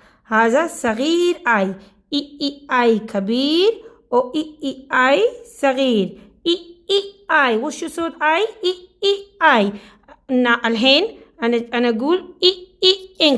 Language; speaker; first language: Arabic; non-native, learner; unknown